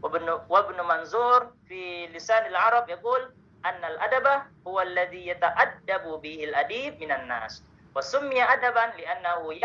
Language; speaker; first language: Arabic; non-native, learner; Indonesian